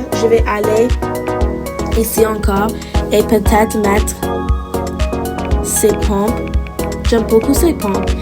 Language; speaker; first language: French; non-native, learner; English